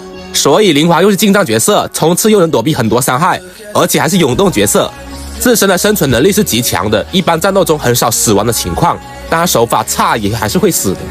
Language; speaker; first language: Chinese; native; Chinese